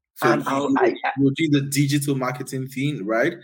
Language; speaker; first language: English; non-native, local second language; Yoruba